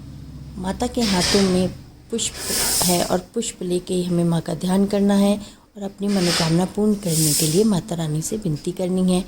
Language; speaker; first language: Hindi; native; Hindi